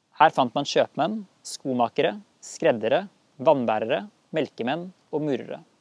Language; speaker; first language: Norwegian; native; Norwegian